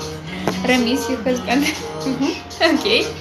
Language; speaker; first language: English; non-native, learner; Russian